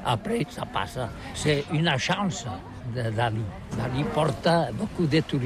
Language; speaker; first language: French; non-native, learner; Catalan